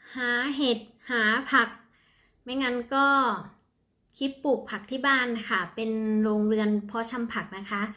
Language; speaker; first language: Thai; non-native, local second language; Northeastern Thai